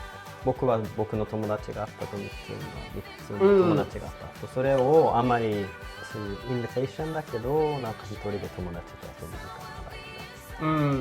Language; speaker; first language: Japanese; non-native, fluent; Swedish